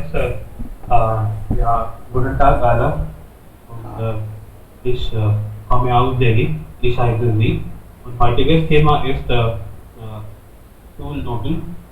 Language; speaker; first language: German; non-native, learner; Hindi